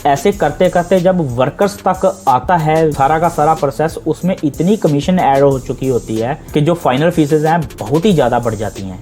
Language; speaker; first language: Hindi; non-native, local second language; Punjabi